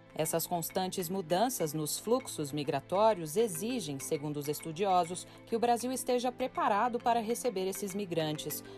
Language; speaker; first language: Portuguese; native; Portuguese